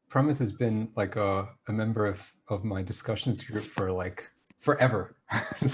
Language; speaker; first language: English; native; English